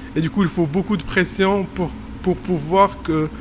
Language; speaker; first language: French; non-native, local second language; Arabic